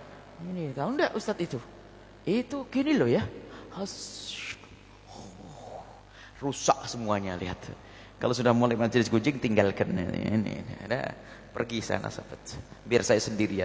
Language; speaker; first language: Indonesian; native; Indonesian